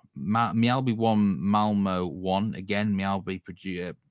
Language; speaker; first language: English; native; English